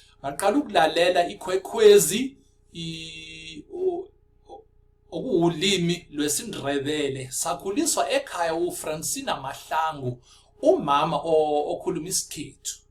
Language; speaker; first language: Zulu; non-native, local second language; Afrikaans